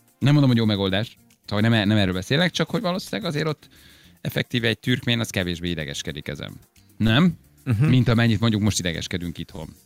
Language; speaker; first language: Hungarian; native; Hungarian